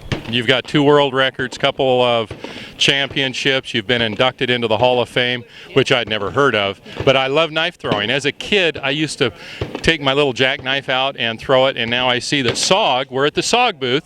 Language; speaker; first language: English; native; English